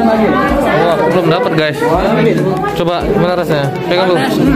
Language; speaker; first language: Indonesian; native; Indonesian